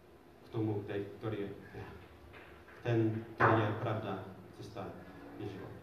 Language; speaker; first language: Czech; non-native, fluent; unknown